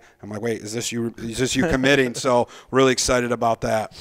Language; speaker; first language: English; native; English